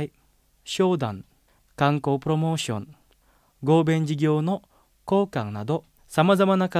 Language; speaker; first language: Japanese; non-native, fluent; Indonesian